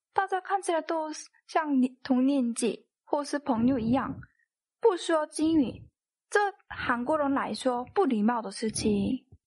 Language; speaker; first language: Chinese; non-native, fluent; Korean